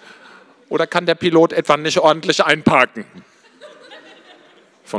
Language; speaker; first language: German; native; German